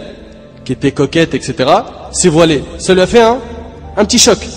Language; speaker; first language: French; native; French